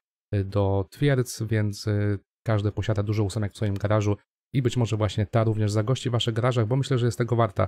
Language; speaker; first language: Polish; native; Polish